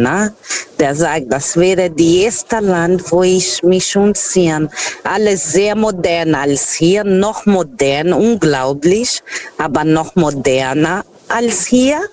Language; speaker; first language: German; non-native, fluent; Portuguese